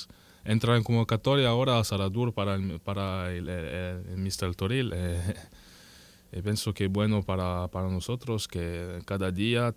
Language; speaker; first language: Spanish; non-native, learner; French